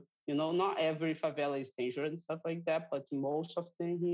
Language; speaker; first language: English; non-native, fluent; Portuguese